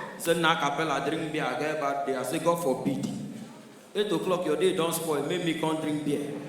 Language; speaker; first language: Nigerian Pidgin; non-native, local second language; Igbo